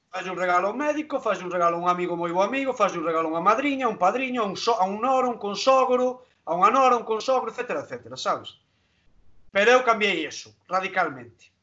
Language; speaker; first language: Galician; non-native, local second language; Spanish